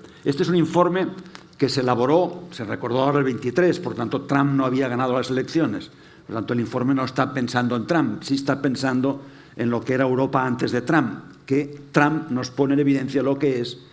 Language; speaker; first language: Spanish; native; Spanish